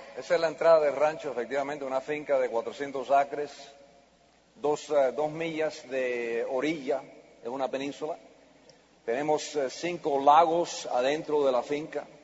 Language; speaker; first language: Spanish; early bilingual, heritage; Spanish